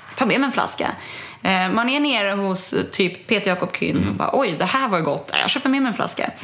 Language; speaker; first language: Swedish; early bilingual, other home language; German